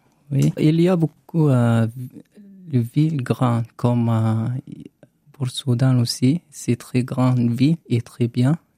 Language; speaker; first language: French; non-native, learner; Arabic